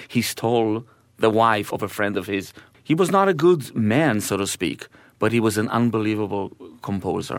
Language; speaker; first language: English; non-native, fluent; Hebrew